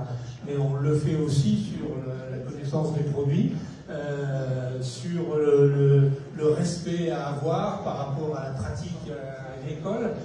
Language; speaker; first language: French; native; French